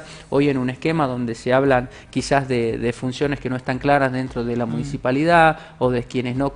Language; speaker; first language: Spanish; native; Spanish